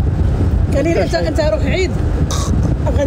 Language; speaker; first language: Arabic; non-native, learner; Pashto